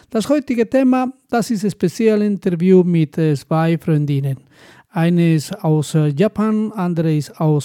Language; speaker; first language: German; non-native, learner; Spanish